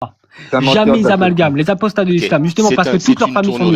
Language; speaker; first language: French; native; French